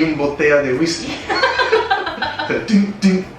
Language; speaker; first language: Spanish; non-native, fluent; English